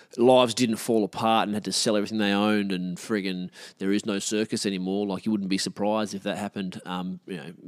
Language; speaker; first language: English; native; English